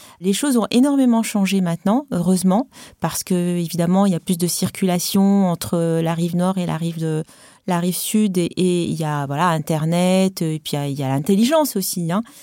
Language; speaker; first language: French; non-native, local second language; Arabic